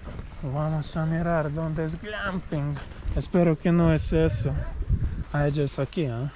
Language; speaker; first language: Spanish; non-native, learner; Croatian